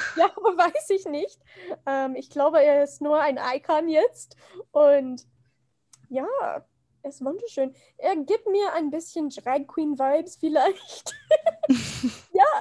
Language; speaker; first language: German; non-native, fluent; English